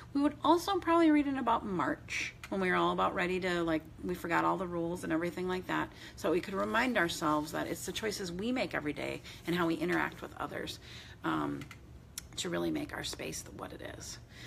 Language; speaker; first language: English; native; English